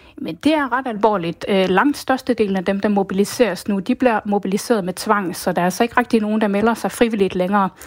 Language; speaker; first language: Danish; native; Danish